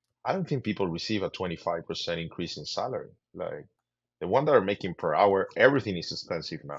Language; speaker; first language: English; non-native, fluent; Spanish